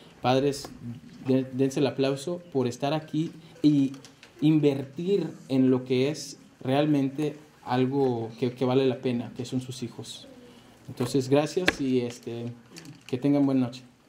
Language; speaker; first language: Spanish; early bilingual, heritage; Spanish